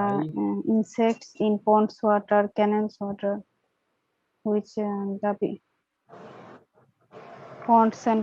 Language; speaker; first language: English; non-native, learner; Bangla